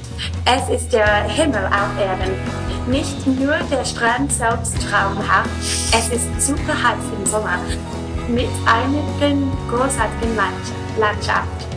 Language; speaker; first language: German; non-native, learner; English